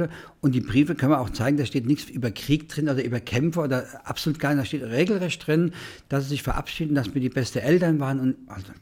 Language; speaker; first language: German; native; German